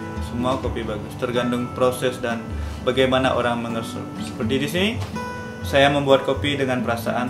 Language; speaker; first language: Indonesian; non-native, local second language; Balinese